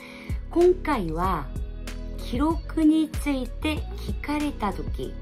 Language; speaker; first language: Japanese; non-native, fluent; Korean